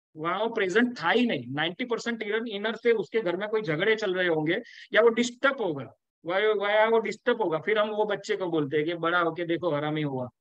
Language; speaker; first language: Hindi; non-native, local second language; Gujarati